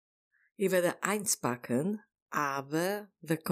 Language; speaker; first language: German; non-native, learner; Polish